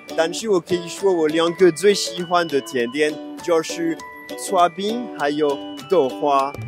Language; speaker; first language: Chinese; non-native, fluent; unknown